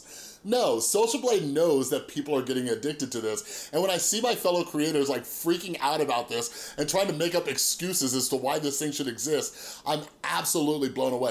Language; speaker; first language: English; native; English